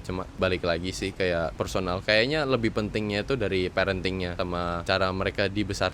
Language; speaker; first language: Indonesian; native; Indonesian